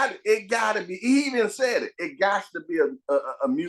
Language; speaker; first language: English; native; English